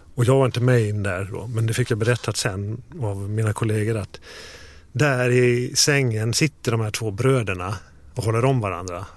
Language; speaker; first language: Swedish; native; Swedish